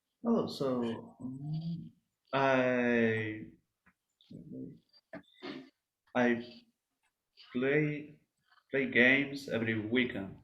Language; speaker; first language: English; non-native, learner; Spanish